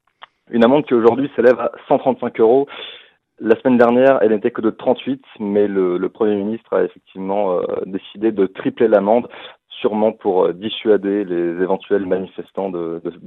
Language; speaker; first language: French; native; French